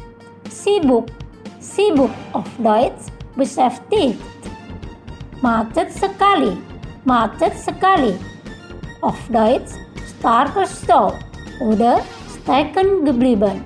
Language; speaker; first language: German; non-native, learner; Indonesian